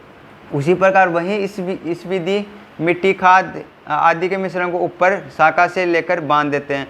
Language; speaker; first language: Hindi; native; Hindi